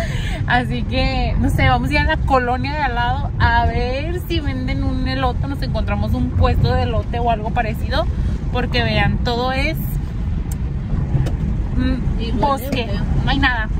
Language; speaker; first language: Spanish; native; Spanish